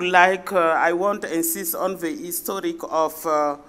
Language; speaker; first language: English; non-native, learner; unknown